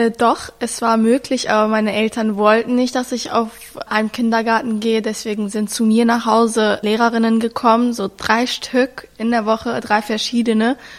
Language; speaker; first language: German; early bilingual, other home language; Arabic